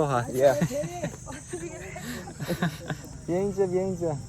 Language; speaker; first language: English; non-native, fluent; Persian